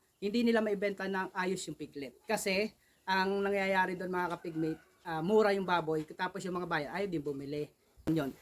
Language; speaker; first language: Filipino; non-native, local second language; Cebuano